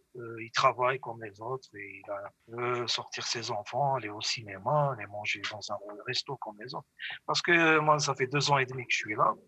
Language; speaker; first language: French; non-native, local second language; Arabic